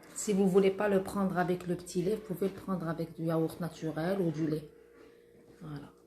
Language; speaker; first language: French; non-native, local second language; Arabic